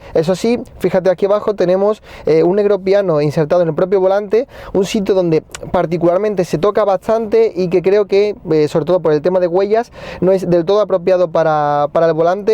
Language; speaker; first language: Spanish; native; Spanish